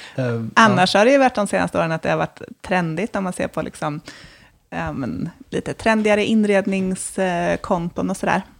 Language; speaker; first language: Swedish; native; Swedish